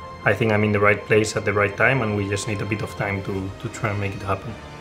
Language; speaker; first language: English; non-native, fluent; Spanish